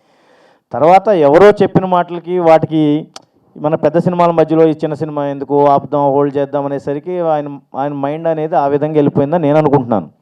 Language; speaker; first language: Telugu; native; Telugu